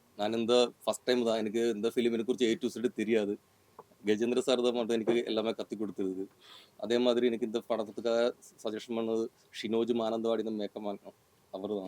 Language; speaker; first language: Tamil; non-native, learner; Malayalam